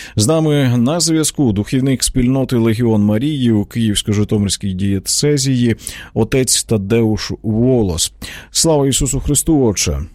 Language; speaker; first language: Ukrainian; native; Ukrainian